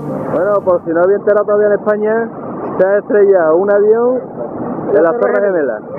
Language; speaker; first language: Spanish; native; Spanish